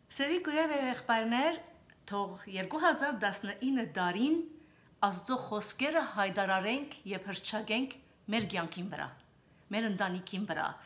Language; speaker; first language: Armenian; early bilingual, heritage; Armenian